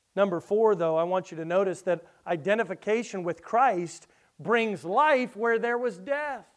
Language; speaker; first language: English; native; English